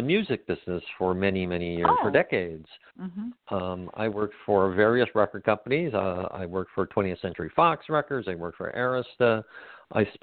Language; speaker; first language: English; native; English